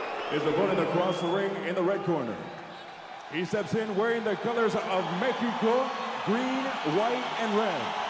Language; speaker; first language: English; native; English